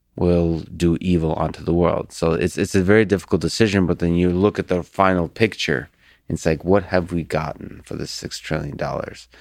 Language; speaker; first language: English; early bilingual, other home language; Russian